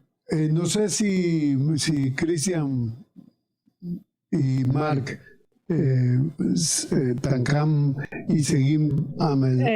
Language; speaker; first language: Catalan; non-native, learner; Spanish